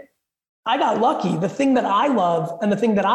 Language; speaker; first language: English; early bilingual, other home language; Russian